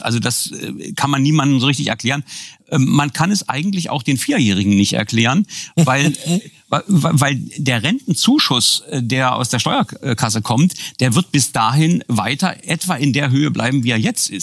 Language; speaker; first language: German; native; German